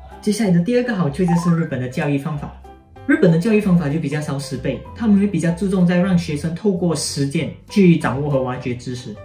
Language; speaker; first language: Chinese; native; Chinese